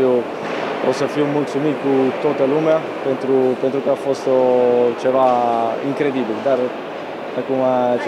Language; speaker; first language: Romanian; non-native, fluent; Italian